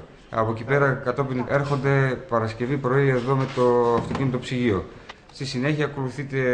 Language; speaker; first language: Greek; native; Greek